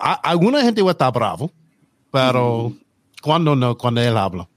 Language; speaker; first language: Spanish; non-native, learner; English